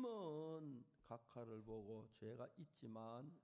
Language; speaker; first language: Korean; native; Korean